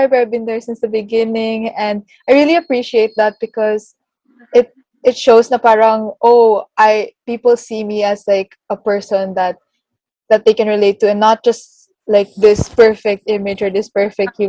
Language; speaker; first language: English; non-native, local second language; Filipino